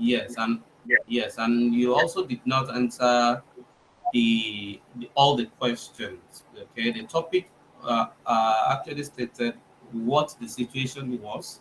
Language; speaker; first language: English; non-native, fluent; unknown